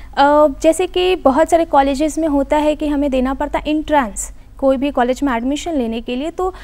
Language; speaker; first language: Hindi; native; Hindi